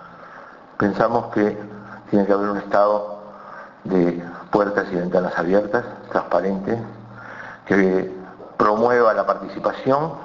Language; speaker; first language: Spanish; native; Spanish